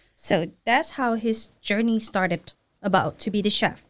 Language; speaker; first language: English; non-native, learner; Thai